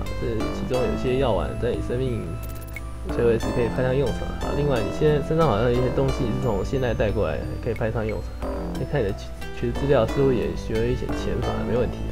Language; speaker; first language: Chinese; native; Chinese